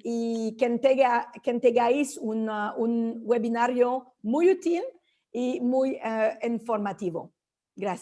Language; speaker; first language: Spanish; non-native, fluent; French